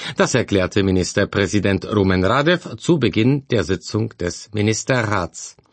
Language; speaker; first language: German; non-native, fluent; Bulgarian